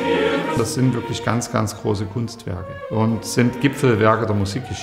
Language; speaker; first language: German; native; German